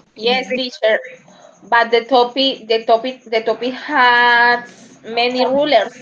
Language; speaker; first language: English; non-native, learner; Spanish